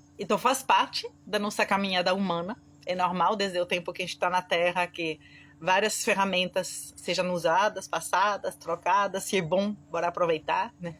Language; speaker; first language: Portuguese; non-native, fluent; French